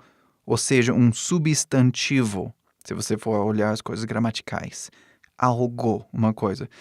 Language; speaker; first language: Portuguese; non-native, fluent; English